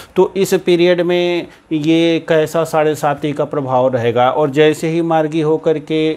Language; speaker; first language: Hindi; native; Hindi